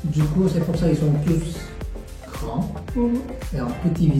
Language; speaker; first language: French; non-native, fluent; Korean